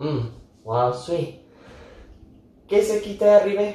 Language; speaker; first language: French; non-native, learner; Spanish